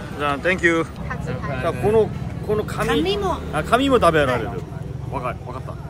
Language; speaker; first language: Japanese; non-native, fluent; Korean